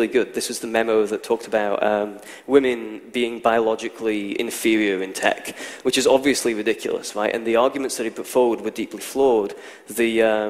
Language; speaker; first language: English; native; English